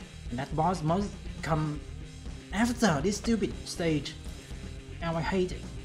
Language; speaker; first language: English; non-native, fluent; Vietnamese